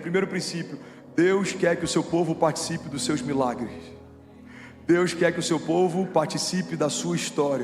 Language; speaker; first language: Portuguese; native; Portuguese